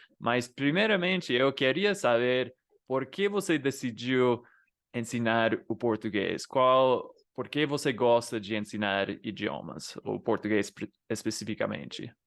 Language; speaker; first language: Portuguese; non-native, fluent; English